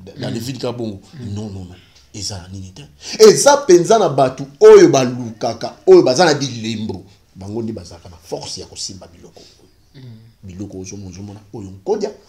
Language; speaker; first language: Lingala; non-native, local second language; Kongo